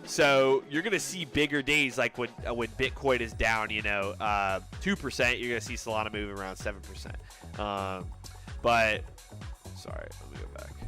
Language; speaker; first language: English; native; English